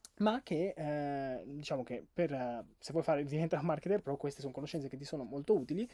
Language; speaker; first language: Italian; native; Italian